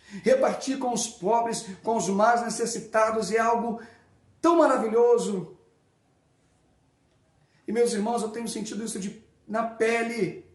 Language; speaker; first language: Portuguese; native; Portuguese